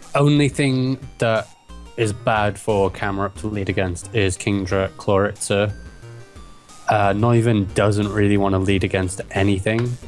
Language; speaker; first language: English; native; English